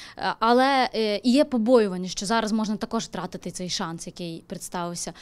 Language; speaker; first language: Ukrainian; native; Ukrainian